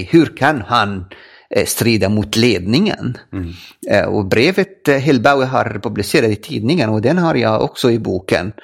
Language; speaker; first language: Swedish; non-native, fluent; Arabic